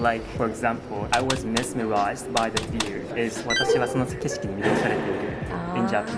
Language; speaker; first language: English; non-native, fluent; Japanese